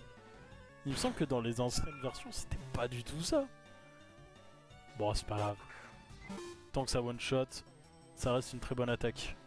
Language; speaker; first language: French; native; French